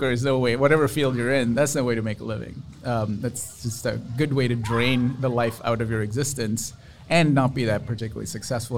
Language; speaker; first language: English; non-native, local second language; Sinhala